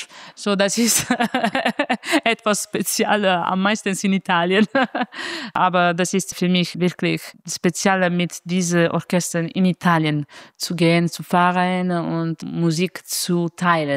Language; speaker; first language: German; non-native, fluent; Italian